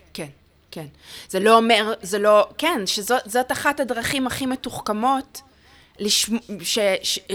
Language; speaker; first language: Hebrew; native; Hebrew